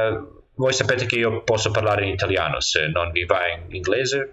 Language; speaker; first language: Italian; non-native, fluent; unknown